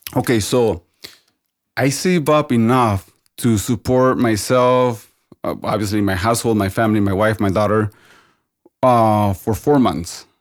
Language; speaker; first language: English; non-native, fluent; Spanish